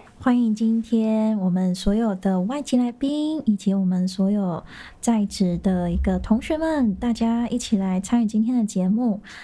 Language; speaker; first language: Chinese; native; Chinese